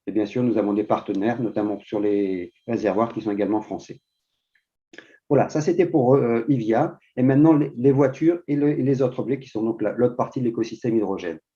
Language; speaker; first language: French; native; French